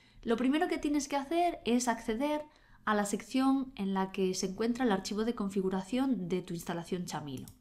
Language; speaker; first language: Spanish; native; Spanish